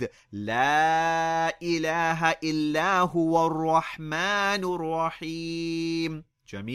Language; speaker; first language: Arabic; non-native, fluent; English